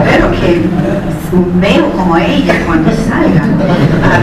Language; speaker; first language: Spanish; non-native, fluent; English